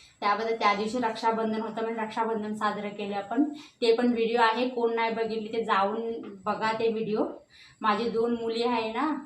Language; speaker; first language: Marathi; non-native, local second language; Hindi